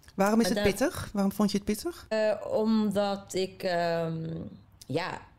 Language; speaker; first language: Dutch; non-native, fluent; Arabic